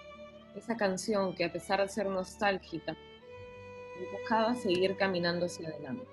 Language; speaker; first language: Spanish; native; Spanish